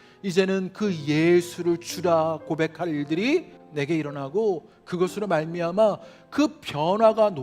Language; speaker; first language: Korean; native; Korean